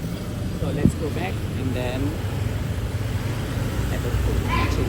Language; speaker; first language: English; non-native, learner; Vietnamese